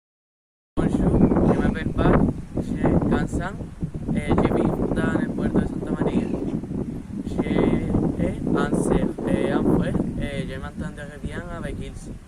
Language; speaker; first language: French; non-native, learner; Spanish